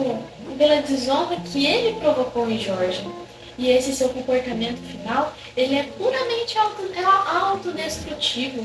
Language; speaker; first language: Portuguese; native; Portuguese